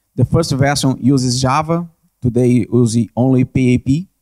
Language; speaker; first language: English; non-native, learner; Portuguese